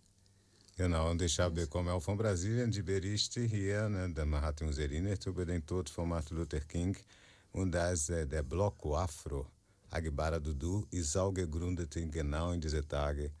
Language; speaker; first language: German; non-native, learner; Portuguese